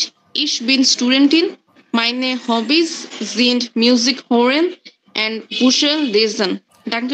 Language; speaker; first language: German; non-native, learner; Bangla